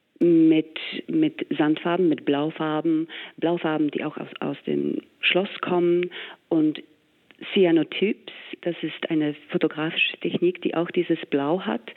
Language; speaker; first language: German; non-native, fluent; English